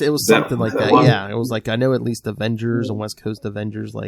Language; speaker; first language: English; native; English